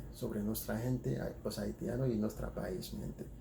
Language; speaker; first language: Spanish; non-native, fluent; Haitian Creole